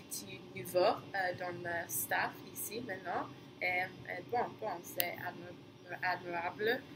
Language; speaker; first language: French; non-native, learner; English